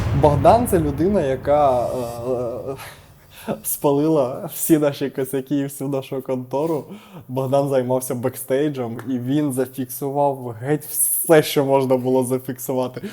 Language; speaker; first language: Ukrainian; native; Ukrainian